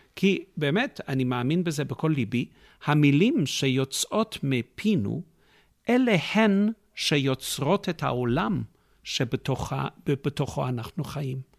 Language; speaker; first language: Hebrew; non-native, fluent; English